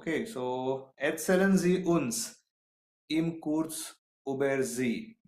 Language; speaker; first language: German; non-native, fluent; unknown